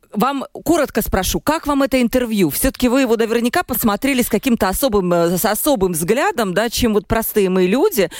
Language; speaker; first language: Russian; native; Russian